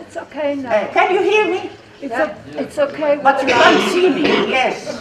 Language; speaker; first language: English; non-native, fluent; Arabic